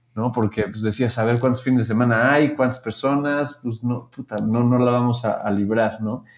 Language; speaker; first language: Spanish; native; Spanish